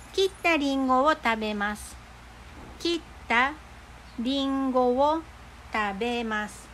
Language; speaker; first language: Japanese; non-native, fluent; Filipino